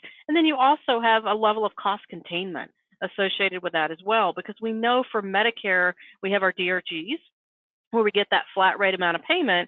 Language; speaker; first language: English; native; English